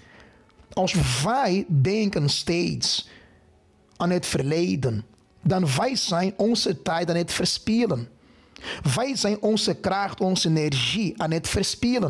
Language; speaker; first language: Dutch; non-native, fluent; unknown